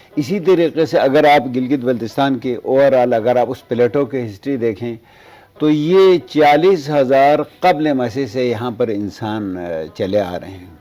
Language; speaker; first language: Urdu; non-native, local second language; Balti